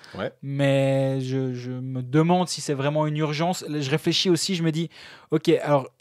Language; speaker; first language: French; native; French